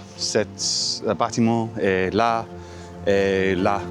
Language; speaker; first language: French; non-native, learner; English